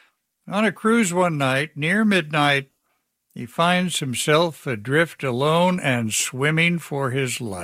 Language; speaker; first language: English; native; English